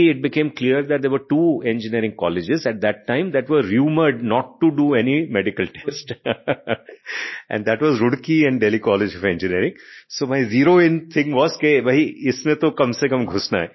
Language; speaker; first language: English; non-native, local second language; Hindi